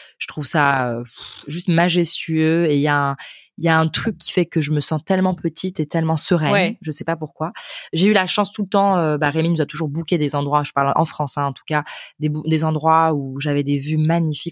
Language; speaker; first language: French; native; French